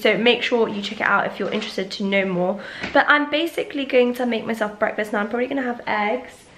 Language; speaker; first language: English; early bilingual, other home language; Persian